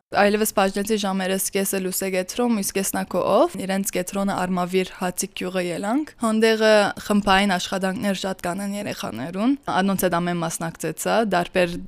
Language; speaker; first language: Armenian; early bilingual, heritage; Armenian